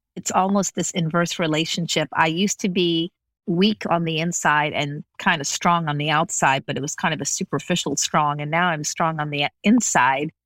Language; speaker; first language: English; native; English